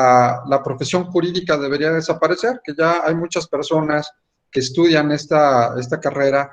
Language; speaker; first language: Spanish; native; Spanish